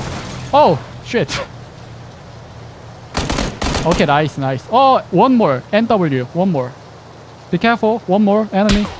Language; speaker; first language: English; non-native, learner; Korean